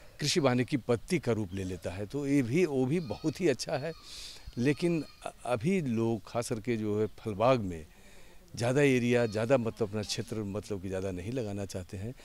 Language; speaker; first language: Hindi; native; Hindi